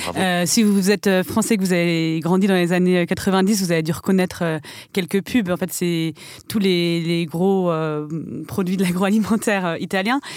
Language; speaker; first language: French; native; French